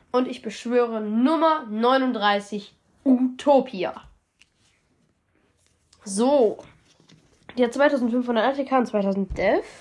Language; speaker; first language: German; native; German